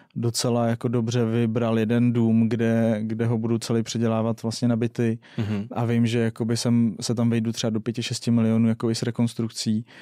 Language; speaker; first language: Czech; non-native, local second language; Russian